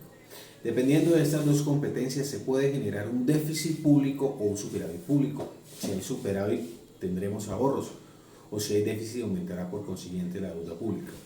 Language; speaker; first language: Spanish; native; Spanish